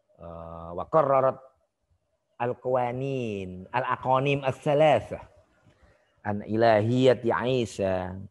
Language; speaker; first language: Arabic; non-native, fluent; Indonesian